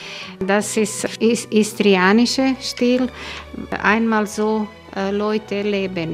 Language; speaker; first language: German; non-native, learner; Croatian